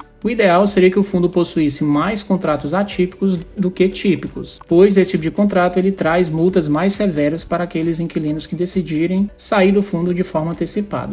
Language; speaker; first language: Portuguese; native; Portuguese